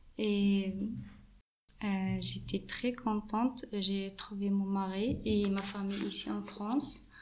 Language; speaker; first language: French; non-native, learner; Arabic